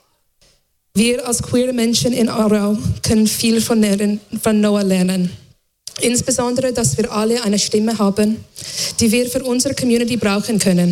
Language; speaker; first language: German; non-native, fluent; English